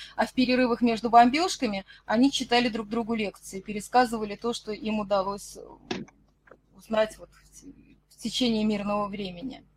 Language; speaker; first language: Russian; native; Russian